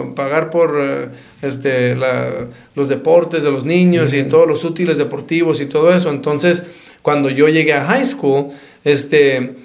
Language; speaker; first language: Spanish; early bilingual, heritage; Spanish